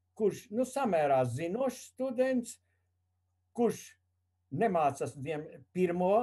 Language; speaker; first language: Latvian; native; Latvian